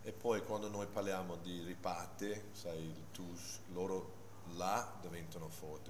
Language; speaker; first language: Italian; non-native, fluent; English